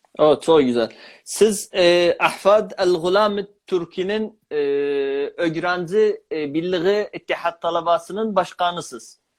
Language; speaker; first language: Turkish; native; Turkish